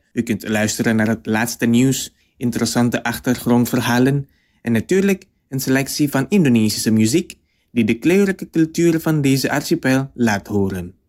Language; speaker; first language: Dutch; non-native, fluent; Indonesian